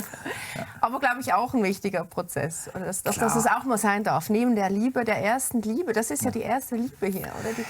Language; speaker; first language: German; native; German